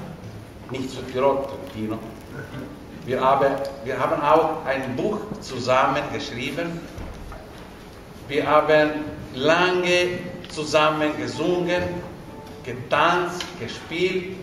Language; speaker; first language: German; non-native, fluent; Italian